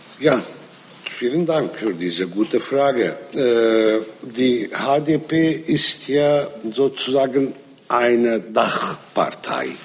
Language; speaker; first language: German; non-native, fluent; Arabic